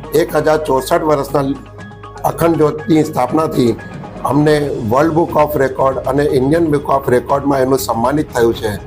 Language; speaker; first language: Gujarati; non-native, local second language; Sindhi